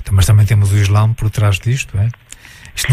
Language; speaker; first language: Portuguese; native; Portuguese